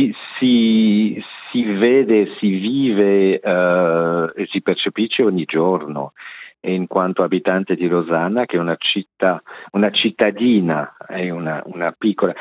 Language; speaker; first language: Italian; non-native, local second language; French